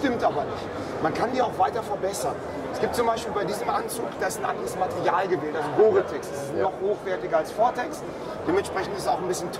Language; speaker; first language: German; native; German